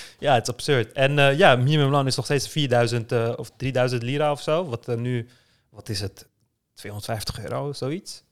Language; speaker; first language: Dutch; early bilingual, other home language; Turkish